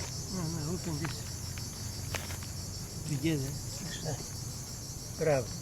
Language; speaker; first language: English; non-native, learner; Greek